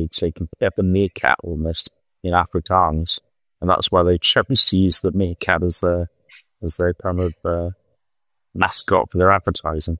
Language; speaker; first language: English; native; English